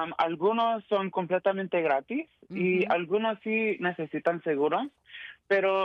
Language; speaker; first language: Spanish; early bilingual, heritage; Spanish